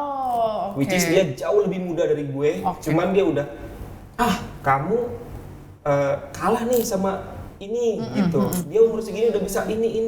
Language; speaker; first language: Indonesian; native; Indonesian